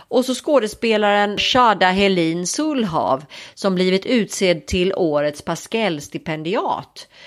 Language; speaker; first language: Swedish; native; Swedish